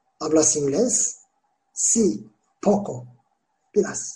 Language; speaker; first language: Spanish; non-native, fluent; Turkish